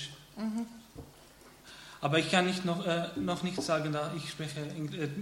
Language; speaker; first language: German; non-native, learner; Arabic